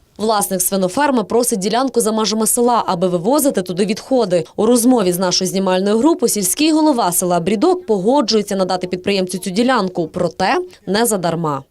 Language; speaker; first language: Ukrainian; native; Ukrainian